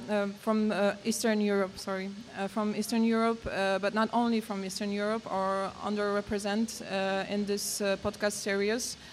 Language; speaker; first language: English; non-native, learner; Polish